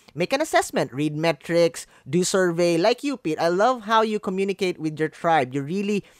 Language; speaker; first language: English; non-native, local second language; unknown